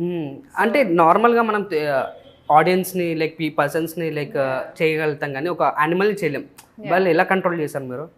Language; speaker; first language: Telugu; native; Telugu